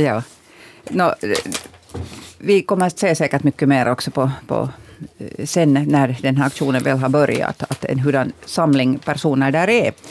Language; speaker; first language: Swedish; native; Swedish